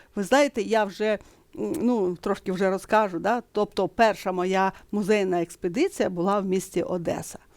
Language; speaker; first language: Ukrainian; native; Ukrainian